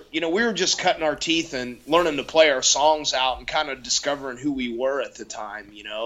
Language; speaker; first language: English; native; English